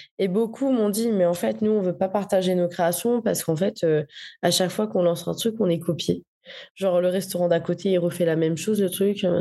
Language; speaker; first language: French; non-native, local second language; Morisyen